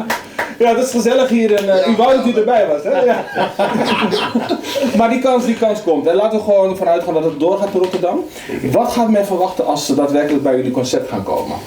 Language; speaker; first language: Dutch; native; Dutch